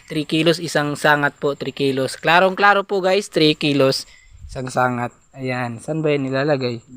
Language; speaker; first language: Filipino; native; Filipino